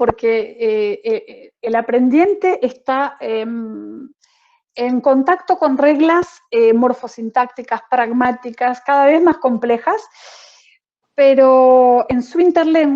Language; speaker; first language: Spanish; native; Spanish